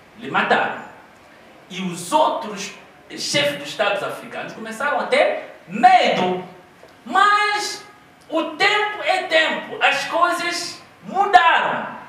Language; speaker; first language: Portuguese; non-native, local second language; Kongo